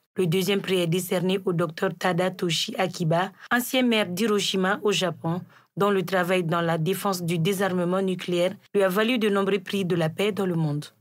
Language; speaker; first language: French; non-native, local second language; Bambara